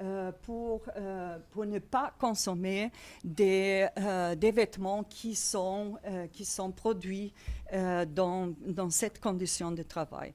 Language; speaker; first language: French; non-native, fluent; Portuguese